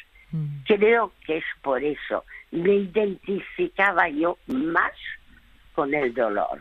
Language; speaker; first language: Spanish; early bilingual, other home language; French